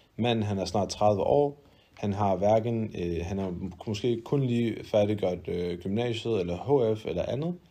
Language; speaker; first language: Danish; early bilingual, other home language; Arabic